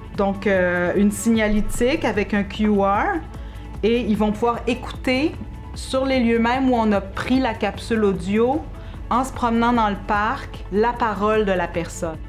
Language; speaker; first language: French; native; French